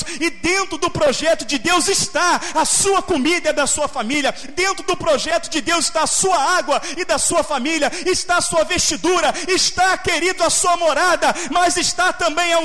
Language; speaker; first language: Portuguese; native; Portuguese